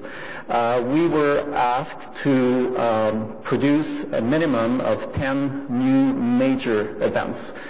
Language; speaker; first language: English; non-native, fluent; French